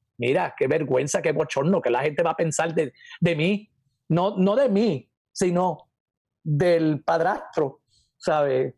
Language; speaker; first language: Spanish; native; Spanish